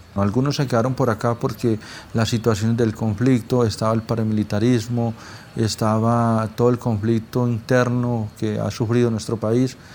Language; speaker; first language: Spanish; native; Spanish